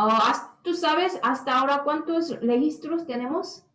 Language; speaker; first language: Spanish; non-native, learner; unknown